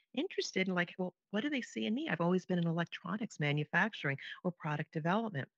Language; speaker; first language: English; native; English